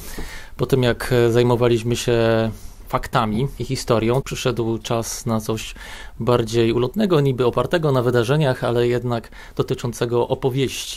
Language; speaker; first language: Polish; native; Polish